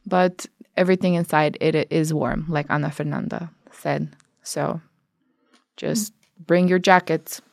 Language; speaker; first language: English; non-native, fluent; Albanian